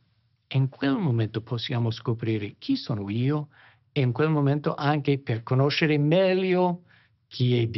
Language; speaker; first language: Italian; non-native, fluent; English